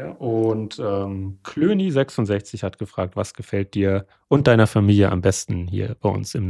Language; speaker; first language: German; native; German